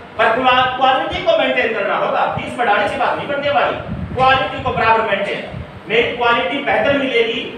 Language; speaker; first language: Hindi; native; Hindi